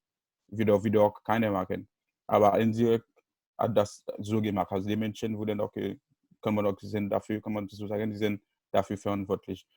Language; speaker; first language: German; non-native, learner; Haitian Creole